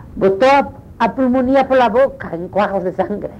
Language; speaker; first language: Spanish; non-native, local second language; Galician